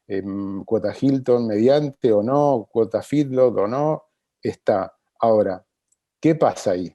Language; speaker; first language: Spanish; native; Spanish